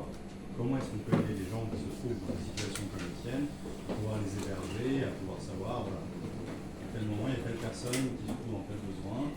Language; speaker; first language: French; native; French